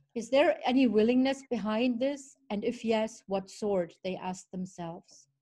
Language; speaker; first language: English; early bilingual, other home language; Czech